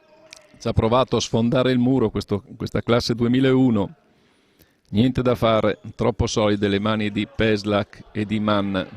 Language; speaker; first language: Italian; native; Italian